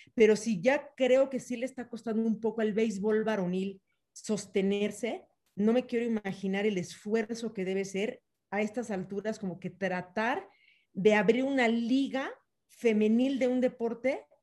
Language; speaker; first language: Spanish; native; Spanish